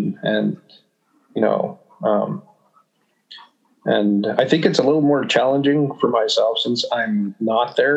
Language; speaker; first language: English; native; English